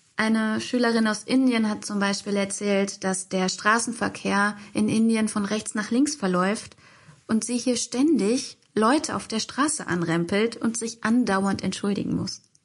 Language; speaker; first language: German; native; German